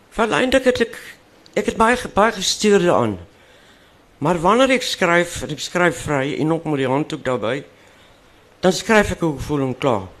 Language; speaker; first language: Afrikaans; native; Afrikaans